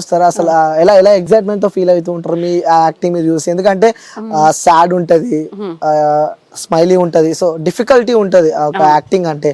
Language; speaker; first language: Telugu; native; Telugu